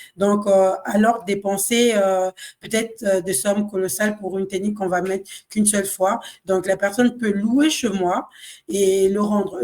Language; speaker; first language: French; non-native, local second language; Kongo